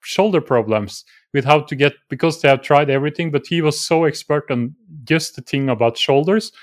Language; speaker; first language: English; non-native, fluent; Norwegian